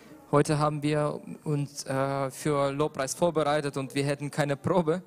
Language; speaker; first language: German; non-native, learner; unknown